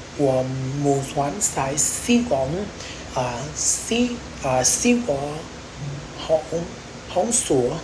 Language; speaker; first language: Chinese; non-native, learner; Vietnamese